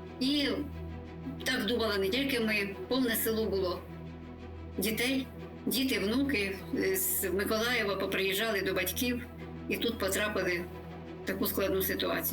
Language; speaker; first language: Ukrainian; native; Ukrainian